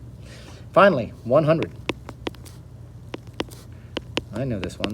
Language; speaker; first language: English; native; English